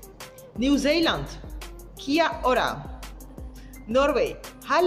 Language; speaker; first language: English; non-native, fluent; Papiamento